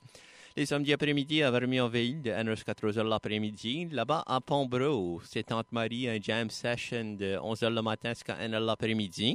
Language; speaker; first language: French; native; French